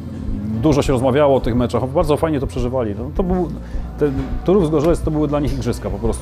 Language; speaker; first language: Polish; native; Polish